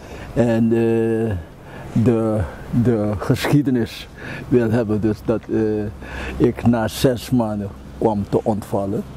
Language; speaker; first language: Dutch; non-native, local second language; Javanese